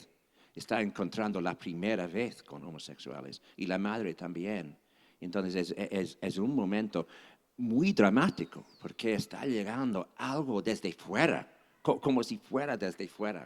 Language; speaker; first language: Spanish; non-native, fluent; English